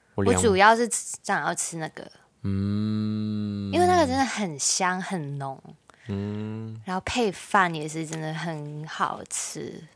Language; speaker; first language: Chinese; non-native, local second language; Cantonese